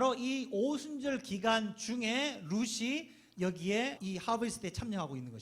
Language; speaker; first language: Korean; native; Korean